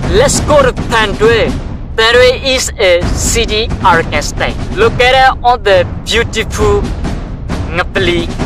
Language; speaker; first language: English; non-native, learner; Burmese